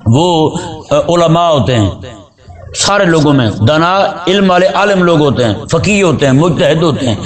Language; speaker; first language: Urdu; non-native, local second language; Punjabi